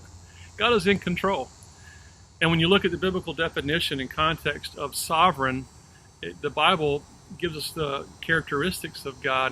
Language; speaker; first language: English; native; English